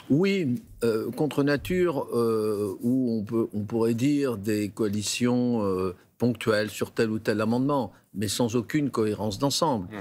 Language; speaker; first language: French; native; French